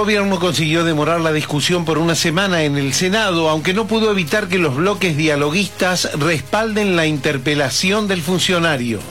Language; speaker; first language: Spanish; native; Spanish